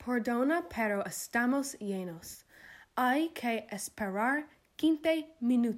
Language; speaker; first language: Spanish; non-native, learner; English